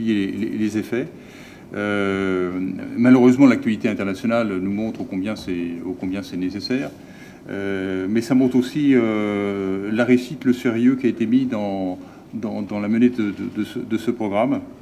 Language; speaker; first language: French; native; French